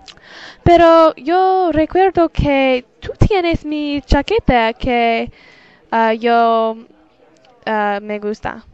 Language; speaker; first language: Spanish; non-native, learner; English